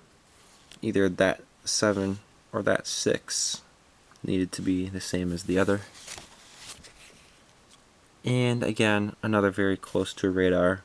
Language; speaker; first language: English; native; English